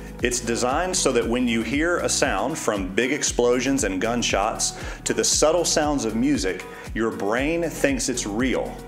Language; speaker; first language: English; native; English